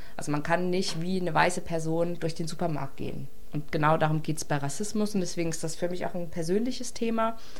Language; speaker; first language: German; native; German